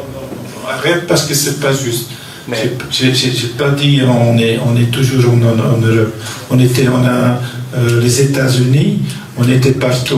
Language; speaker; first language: French; non-native, local second language; Dutch